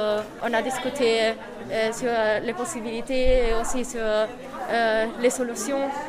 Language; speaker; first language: French; non-native, fluent; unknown